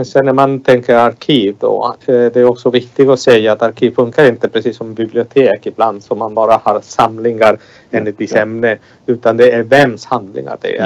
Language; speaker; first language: Swedish; non-native, fluent; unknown